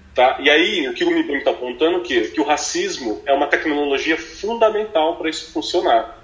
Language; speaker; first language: Portuguese; native; Portuguese